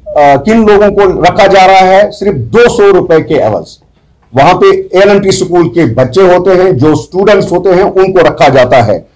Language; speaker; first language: Urdu; non-native, local second language; Kashmiri